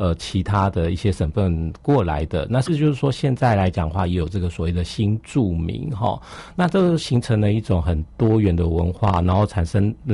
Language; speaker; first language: Chinese; native; Chinese